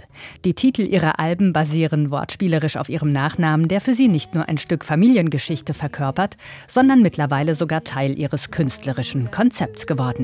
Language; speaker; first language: German; native; German